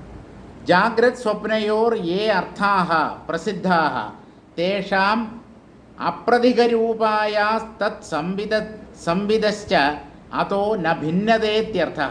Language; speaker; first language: Malayalam; native; Malayalam